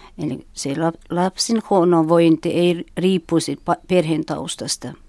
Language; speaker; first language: Finnish; non-native, fluent; Uzbek